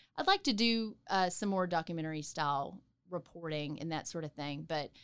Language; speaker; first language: English; native; English